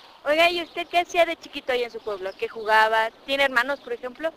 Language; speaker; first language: Spanish; native; Spanish